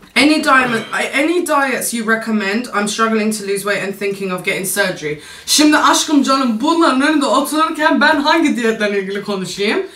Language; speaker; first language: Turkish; early bilingual, heritage; Turkish